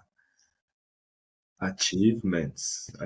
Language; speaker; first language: English; non-native, fluent; Portuguese